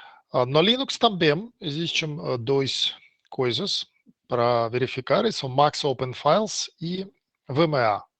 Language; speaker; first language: Portuguese; non-native, learner; Russian